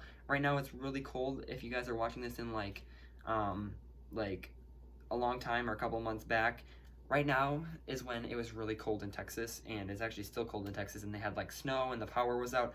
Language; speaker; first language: English; native; English